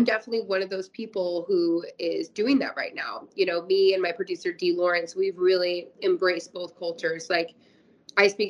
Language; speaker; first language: English; native; English